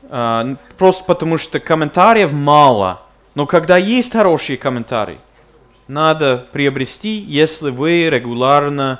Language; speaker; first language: Russian; non-native, fluent; English